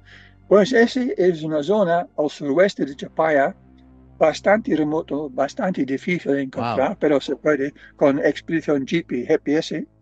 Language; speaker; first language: Spanish; non-native, fluent; English